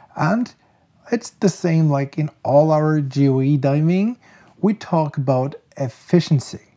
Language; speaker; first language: English; non-native, fluent; German